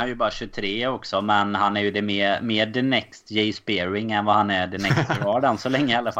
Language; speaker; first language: Swedish; native; Swedish